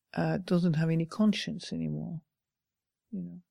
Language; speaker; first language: English; non-native, fluent; French